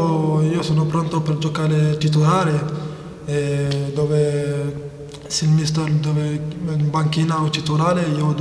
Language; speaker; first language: Italian; non-native, learner; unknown